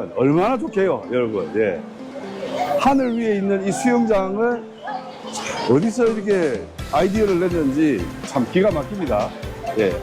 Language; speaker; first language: Korean; native; Korean